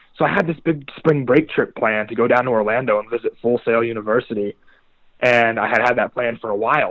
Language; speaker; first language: English; native; English